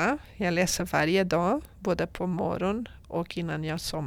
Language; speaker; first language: Swedish; non-native, fluent; Portuguese